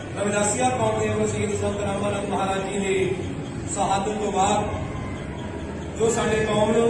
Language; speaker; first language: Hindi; non-native, local second language; Punjabi